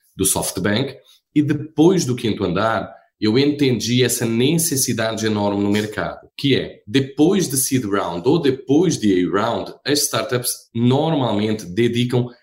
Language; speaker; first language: Portuguese; native; Portuguese